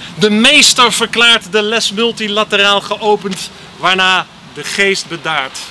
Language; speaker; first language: Dutch; native; Dutch